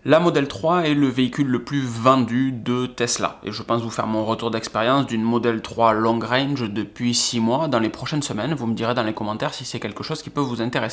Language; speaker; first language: French; native; French